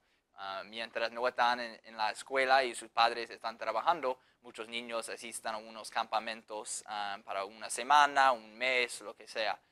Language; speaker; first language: Spanish; non-native, fluent; English